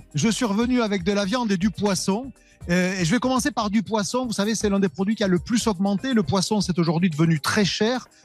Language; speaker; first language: French; native; French